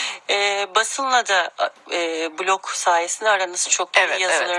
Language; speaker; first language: Turkish; native; Turkish